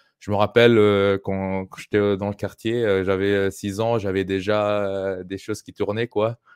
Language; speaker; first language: French; non-native, local second language; Arabic